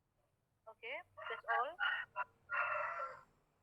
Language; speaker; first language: English; non-native, fluent; Indonesian